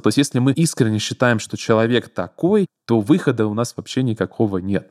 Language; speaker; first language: Russian; native; Russian